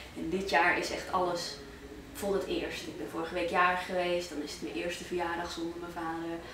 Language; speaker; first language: Dutch; early bilingual, other home language; Arabic